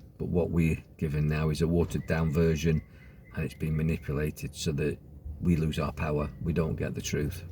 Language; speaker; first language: English; native; English